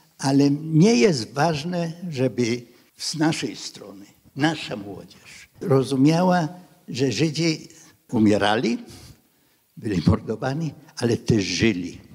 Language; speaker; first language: Polish; early bilingual, heritage; Polish